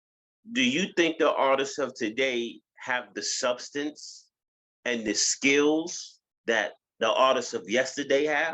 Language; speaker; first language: English; native; English